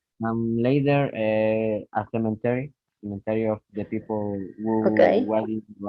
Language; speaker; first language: English; non-native, learner; Spanish